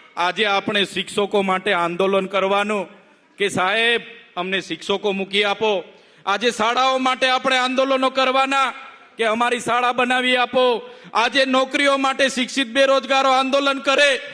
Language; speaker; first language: Gujarati; non-native, local second language; Vasavi